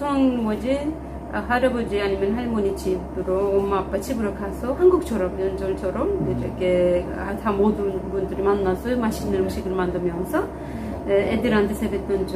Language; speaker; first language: Korean; non-native, fluent; Turkish